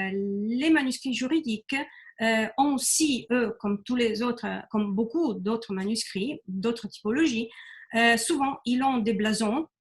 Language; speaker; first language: French; non-native, fluent; Italian